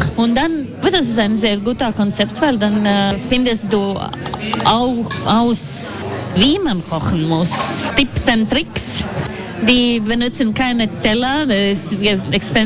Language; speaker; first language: German; non-native, learner; Latvian